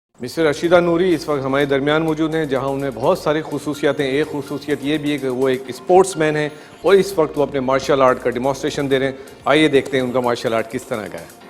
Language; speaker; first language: Urdu; native; Urdu